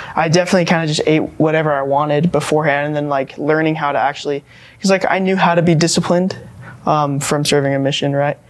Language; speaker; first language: English; native; English